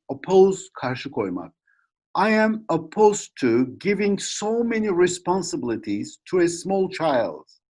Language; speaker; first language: English; non-native, fluent; Turkish